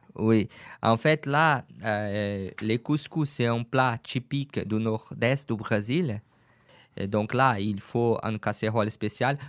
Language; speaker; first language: French; non-native, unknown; Portuguese